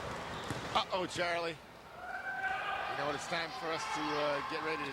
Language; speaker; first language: English; native; English